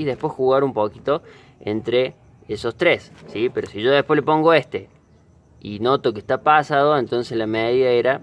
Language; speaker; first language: Spanish; native; Spanish